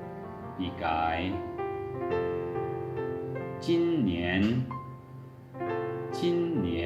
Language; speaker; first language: Chinese; non-native, fluent; Lao